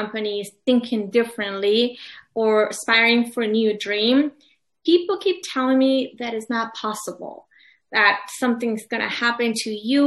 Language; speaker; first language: English; non-native, fluent; Spanish